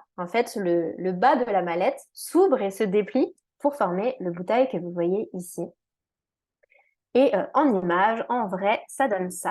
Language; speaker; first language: French; native; French